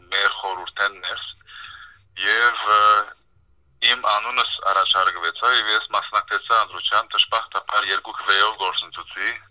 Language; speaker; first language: Armenian; early bilingual, heritage; Armenian